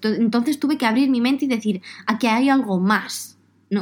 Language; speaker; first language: Spanish; native; Spanish